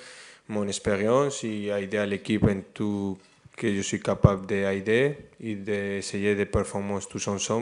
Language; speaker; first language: French; non-native, fluent; Spanish